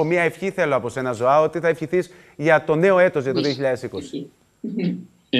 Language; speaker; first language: Greek; native; Greek